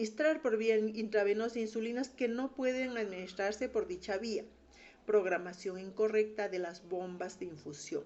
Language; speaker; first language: Spanish; native; Spanish